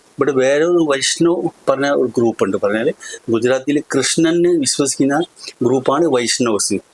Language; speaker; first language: Malayalam; non-native, local second language; Gujarati